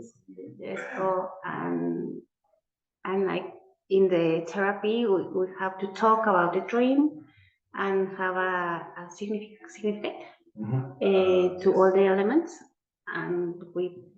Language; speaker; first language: English; non-native, learner; Spanish